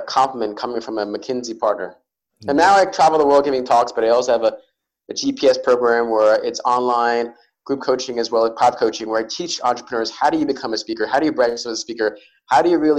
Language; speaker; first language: English; native; English